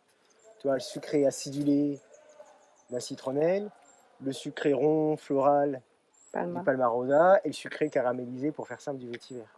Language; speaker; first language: French; native; French